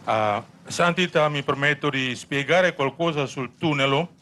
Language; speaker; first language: Italian; non-native, fluent; Indonesian